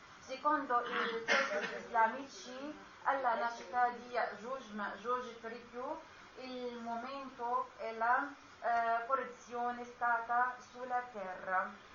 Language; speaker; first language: Italian; non-native, learner; Arabic